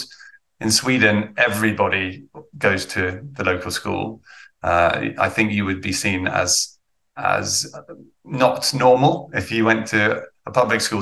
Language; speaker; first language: English; native; English